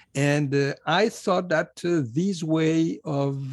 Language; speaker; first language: English; non-native, fluent; Italian